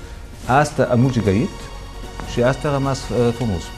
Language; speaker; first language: Romanian; non-native, fluent; German